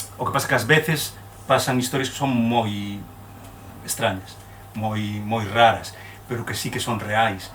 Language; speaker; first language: Galician; native; Galician